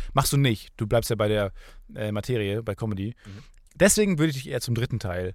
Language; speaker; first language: German; native; German